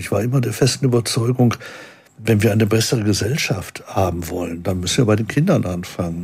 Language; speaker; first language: German; native; German